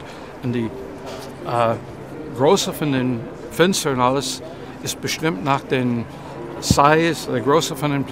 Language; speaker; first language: German; non-native, fluent; English